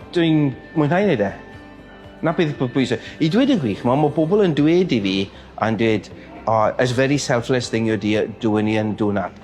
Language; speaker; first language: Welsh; native; Welsh